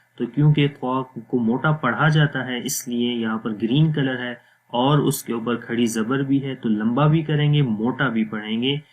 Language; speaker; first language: Urdu; non-native, local second language; Punjabi